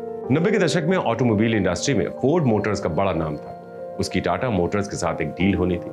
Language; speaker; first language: Hindi; native; Hindi